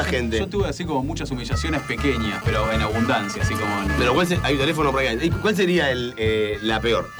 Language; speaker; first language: Spanish; native; Spanish